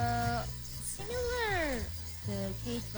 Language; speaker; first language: English; non-native, learner; Korean